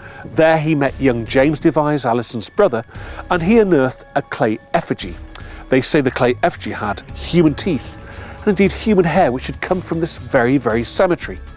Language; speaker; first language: English; native; English